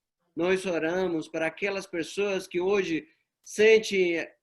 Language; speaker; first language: Portuguese; non-native, fluent; Spanish